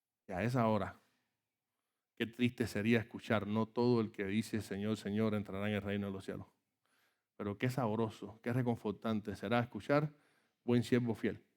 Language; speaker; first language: Spanish; native; Spanish